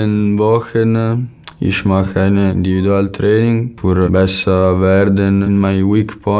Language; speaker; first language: German; non-native, learner; Italian